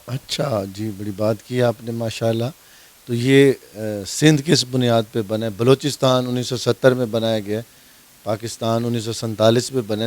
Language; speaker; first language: Urdu; non-native, local second language; Saraiki